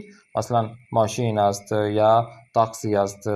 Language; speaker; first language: Persian; non-native, fluent; Urdu